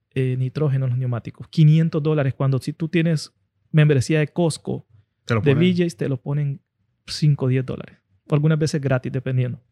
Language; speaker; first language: Spanish; native; Spanish